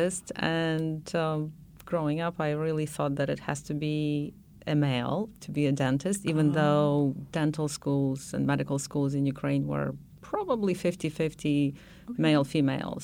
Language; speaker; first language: English; non-native, fluent; Ukrainian